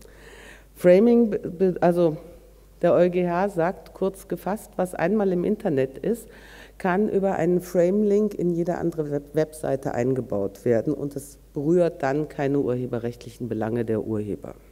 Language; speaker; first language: German; native; German